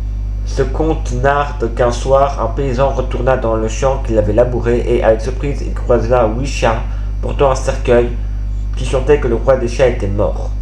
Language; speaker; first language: French; native; French